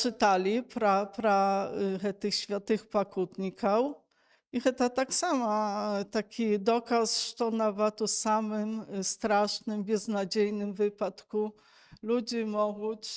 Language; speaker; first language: Polish; non-native, local second language; Belarusian